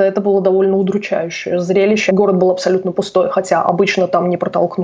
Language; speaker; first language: Russian; native; Russian